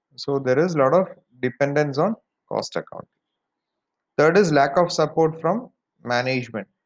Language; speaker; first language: English; non-native, local second language; Malayalam